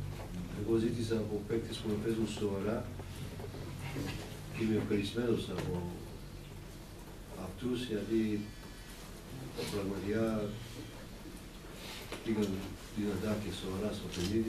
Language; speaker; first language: Greek; non-native, fluent; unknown